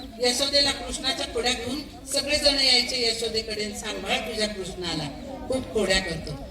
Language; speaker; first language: Marathi; non-native, local second language; Marwari